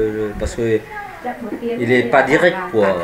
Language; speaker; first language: French; early bilingual, heritage; Vietnamese